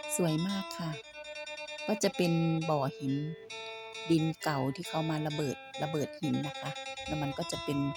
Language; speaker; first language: Thai; native; Thai